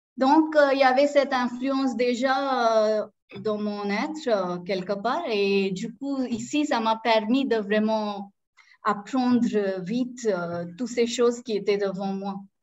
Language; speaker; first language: French; non-native, local second language; Marathi